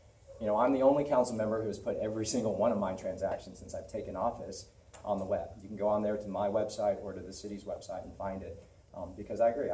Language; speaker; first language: English; native; English